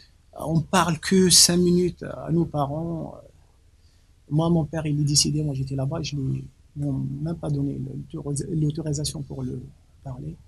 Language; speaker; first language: French; non-native, local second language; Arabic